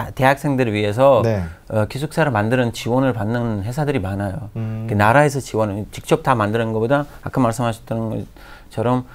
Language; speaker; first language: Korean; non-native, learner; Persian